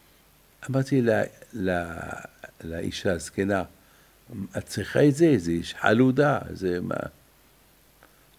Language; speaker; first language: Hebrew; non-native, fluent; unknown